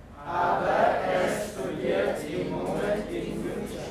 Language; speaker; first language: German; non-native, learner; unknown